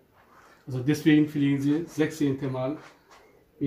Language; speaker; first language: German; non-native, fluent; Turkish